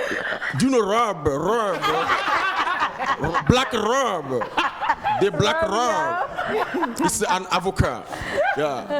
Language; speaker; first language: English; non-native, learner; French